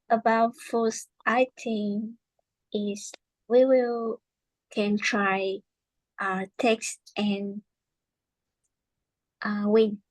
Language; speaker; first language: English; non-native, learner; Vietnamese